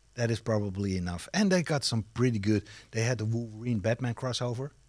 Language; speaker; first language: English; non-native, fluent; Dutch